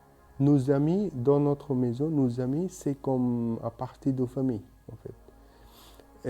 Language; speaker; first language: French; non-native, learner; Bangla